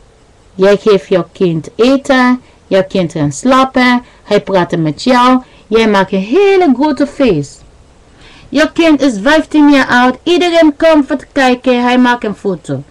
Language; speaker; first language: Dutch; non-native, learner; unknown